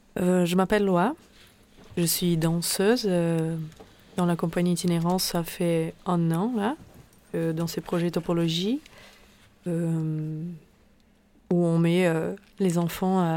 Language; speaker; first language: French; non-native, fluent; Portuguese